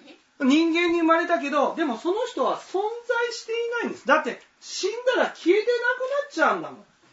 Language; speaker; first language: Japanese; native; Japanese